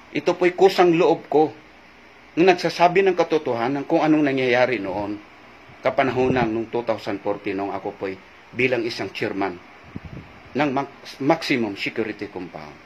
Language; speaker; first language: Filipino; non-native, local second language; Cebuano